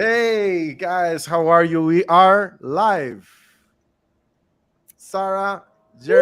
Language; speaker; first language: English; non-native, fluent; Spanish